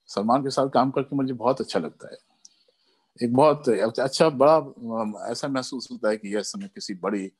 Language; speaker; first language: Hindi; early bilingual, other home language; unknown